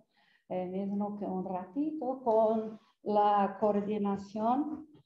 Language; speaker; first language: Spanish; non-native, fluent; Portuguese